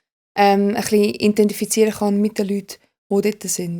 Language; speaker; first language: German; native; German